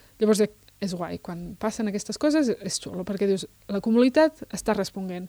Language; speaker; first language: Catalan; early bilingual, other home language; Berber languages